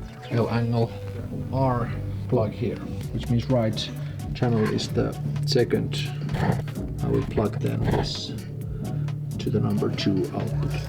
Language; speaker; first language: English; non-native, fluent; Finnish